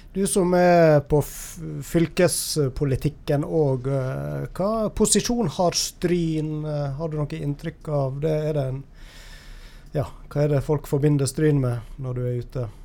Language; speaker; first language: Norwegian; native; Norwegian